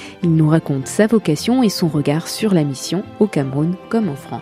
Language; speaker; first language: French; native; French